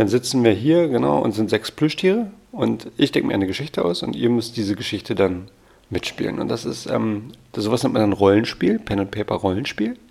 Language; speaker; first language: German; native; German